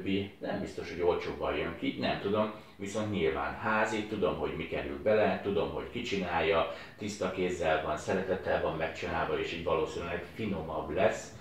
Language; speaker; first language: Hungarian; native; Hungarian